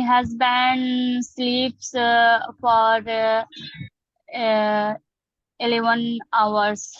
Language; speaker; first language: English; non-native, learner; Hindi